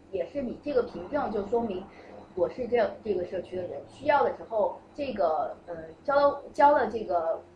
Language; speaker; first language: Chinese; native; Chinese